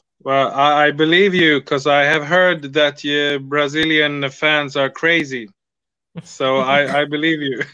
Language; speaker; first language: English; non-native, fluent; Swedish